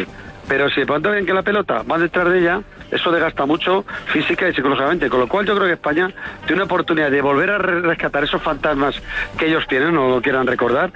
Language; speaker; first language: Spanish; native; Spanish